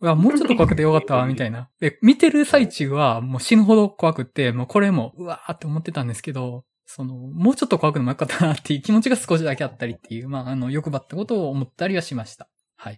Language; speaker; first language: Japanese; native; Japanese